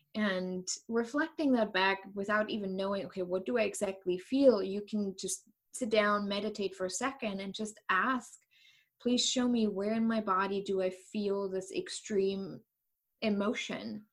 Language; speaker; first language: English; non-native, fluent; German